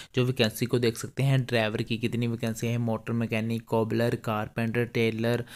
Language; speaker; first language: Hindi; native; Hindi